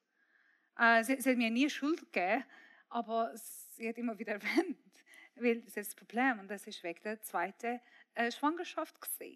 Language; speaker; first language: German; non-native, fluent; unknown